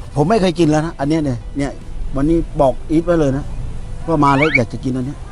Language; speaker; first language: Thai; native; Thai